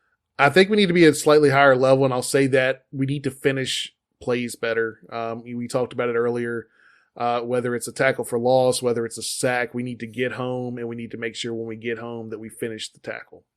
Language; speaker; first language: English; native; English